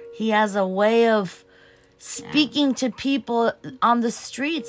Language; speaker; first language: English; early bilingual, other home language; Portuguese